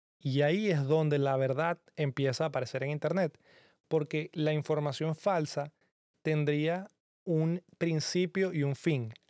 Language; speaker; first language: Spanish; native; Spanish